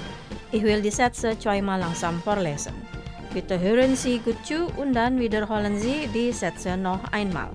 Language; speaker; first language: German; non-native, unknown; Indonesian